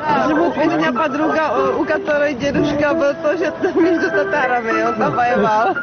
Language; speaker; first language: Russian; non-native, fluent; Czech